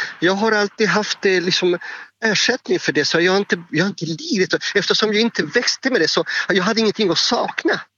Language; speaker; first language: Swedish; non-native, fluent; Spanish